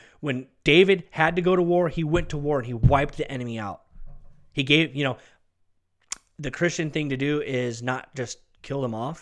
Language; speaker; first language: English; native; English